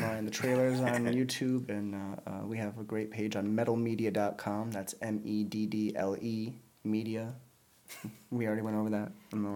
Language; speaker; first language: English; native; English